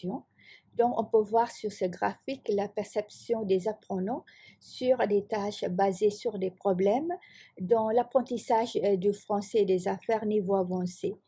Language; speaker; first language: French; non-native, fluent; Malay